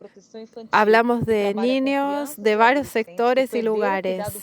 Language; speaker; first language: Spanish; non-native, fluent; Portuguese